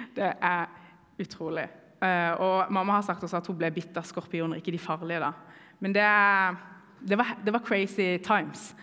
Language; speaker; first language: Norwegian; early bilingual, other home language; Kurdish